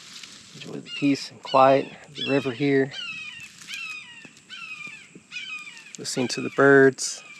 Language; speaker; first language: English; native; English